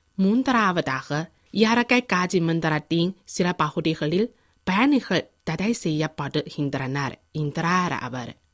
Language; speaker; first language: Tamil; non-native, fluent; Chinese